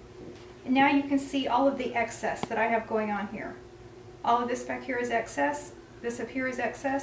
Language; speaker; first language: English; native; English